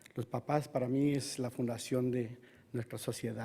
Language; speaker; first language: Spanish; early bilingual, heritage; Spanish